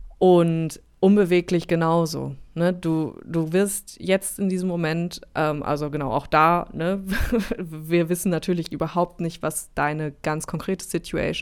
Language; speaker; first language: German; native; German